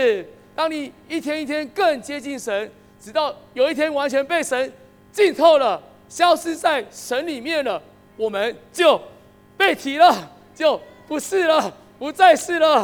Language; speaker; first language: Chinese; native; Chinese